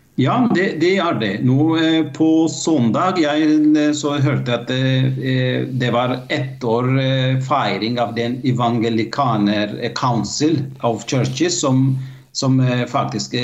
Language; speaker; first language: Norwegian; non-native, fluent; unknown